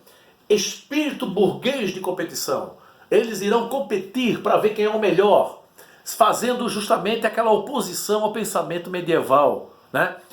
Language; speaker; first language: Portuguese; native; Portuguese